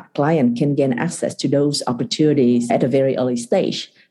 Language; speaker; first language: English; non-native, fluent; Vietnamese